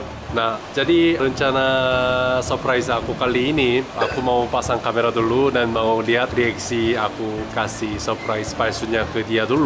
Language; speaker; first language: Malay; non-native, fluent; Korean